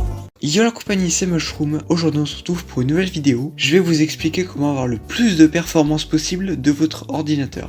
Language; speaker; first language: French; native; French